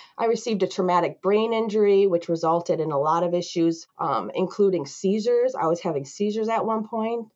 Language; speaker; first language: English; native; English